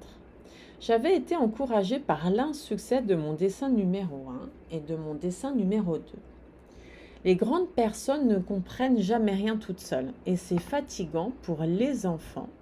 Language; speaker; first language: French; non-native, fluent; Portuguese